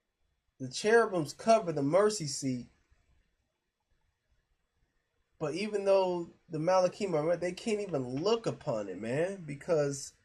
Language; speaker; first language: English; native; English